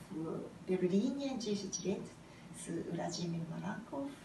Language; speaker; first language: Russian; non-native, fluent; Japanese